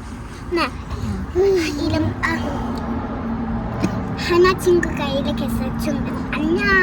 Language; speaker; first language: Korean; early bilingual, heritage; Korean